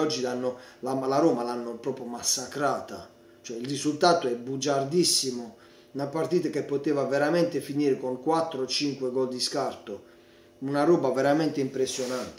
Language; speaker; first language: Italian; native; Italian